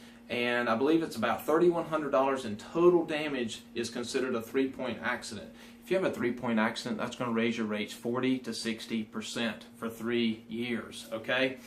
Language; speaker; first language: English; native; English